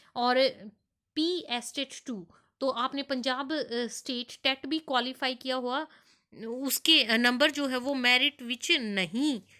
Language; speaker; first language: Hindi; non-native, local second language; Punjabi